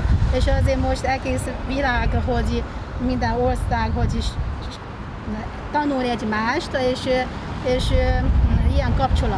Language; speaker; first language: Hungarian; non-native, learner; Chinese